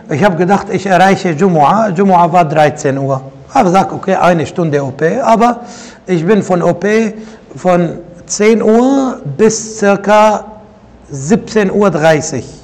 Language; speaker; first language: German; non-native, fluent; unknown